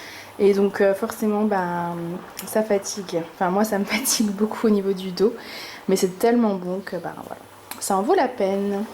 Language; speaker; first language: French; native; French